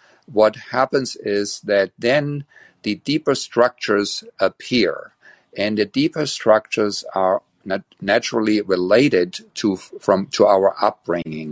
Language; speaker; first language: English; non-native, fluent; German